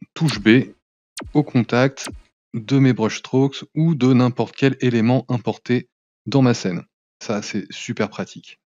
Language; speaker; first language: French; native; French